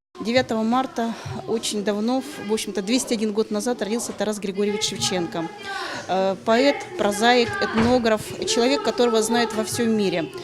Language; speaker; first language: Russian; native; Russian